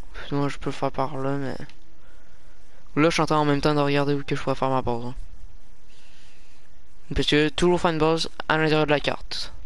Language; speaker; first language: French; native; French